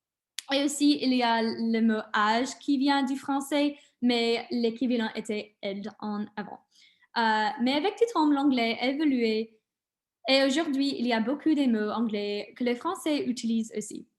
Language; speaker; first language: French; non-native, learner; English